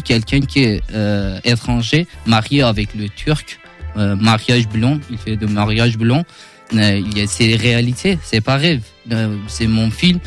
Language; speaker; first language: French; non-native, learner; Kurdish